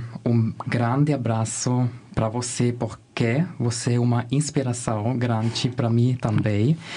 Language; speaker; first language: Portuguese; non-native, fluent; German